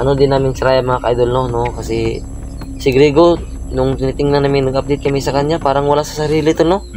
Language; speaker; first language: Filipino; non-native, local second language; Cebuano